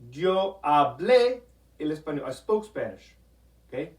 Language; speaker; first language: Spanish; non-native, fluent; English